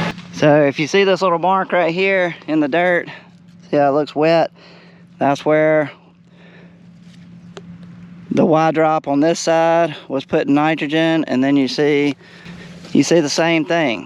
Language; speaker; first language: English; native; English